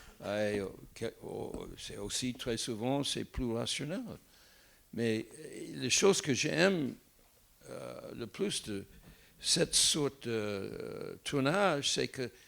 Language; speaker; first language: French; non-native, fluent; English